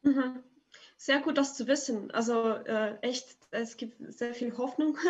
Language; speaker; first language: German; non-native, fluent; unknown